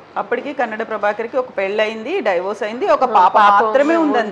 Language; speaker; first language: Telugu; native; Telugu